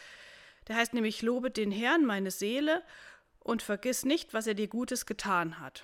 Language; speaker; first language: German; native; German